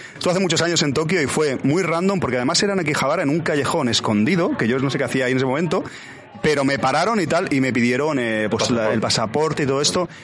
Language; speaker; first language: Spanish; native; Spanish